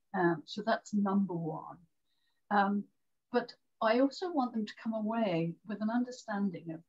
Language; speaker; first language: English; native; English